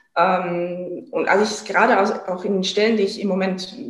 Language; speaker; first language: German; non-native, fluent; French